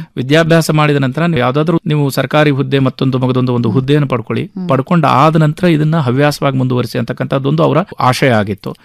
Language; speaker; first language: Kannada; native; Kannada